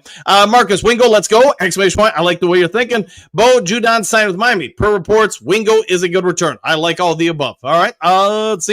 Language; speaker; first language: English; native; English